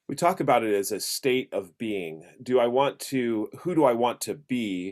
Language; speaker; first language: English; native; English